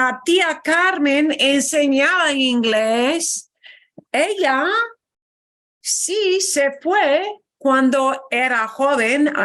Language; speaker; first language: Spanish; non-native, fluent; English